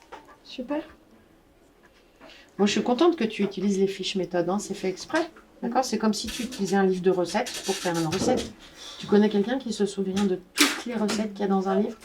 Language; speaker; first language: French; native; French